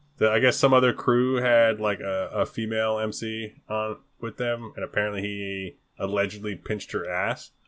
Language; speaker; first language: English; native; English